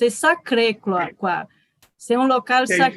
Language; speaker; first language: French; non-native, learner; Portuguese